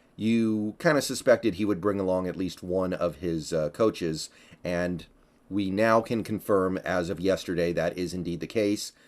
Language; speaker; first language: English; native; English